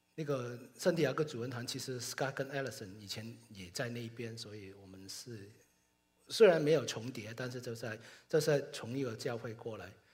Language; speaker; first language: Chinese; non-native, local second language; Cantonese